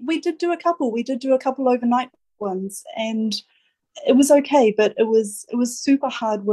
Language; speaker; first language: English; native; English